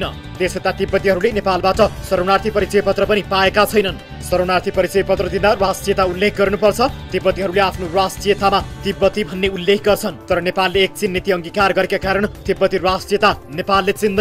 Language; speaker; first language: Nepali; native; Nepali